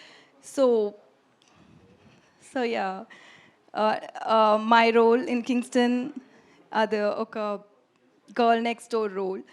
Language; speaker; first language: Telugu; non-native, learner; Tamil